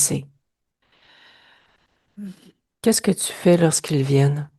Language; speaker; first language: French; native; French